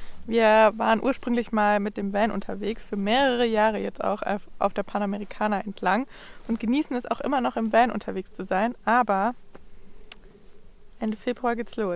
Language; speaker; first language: German; native; German